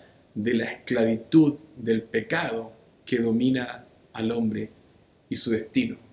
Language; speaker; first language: Spanish; native; Spanish